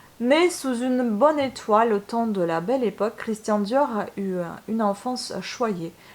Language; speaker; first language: French; non-native, fluent; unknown